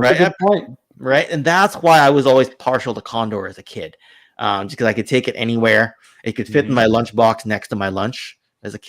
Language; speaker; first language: English; native; English